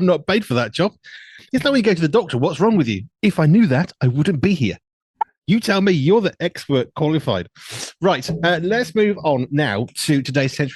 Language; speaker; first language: English; native; English